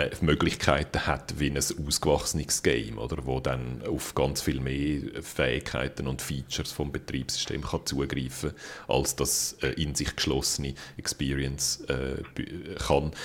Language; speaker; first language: German; native; German